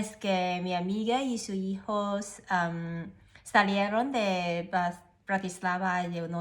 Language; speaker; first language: Spanish; non-native, learner; Cantonese